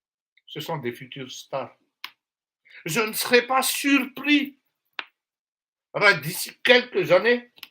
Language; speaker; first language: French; non-native, local second language; Malagasy